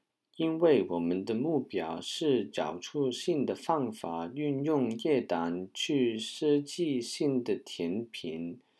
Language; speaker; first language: Chinese; non-native, learner; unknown